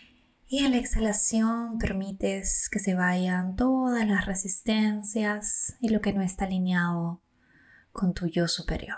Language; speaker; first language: Spanish; native; Spanish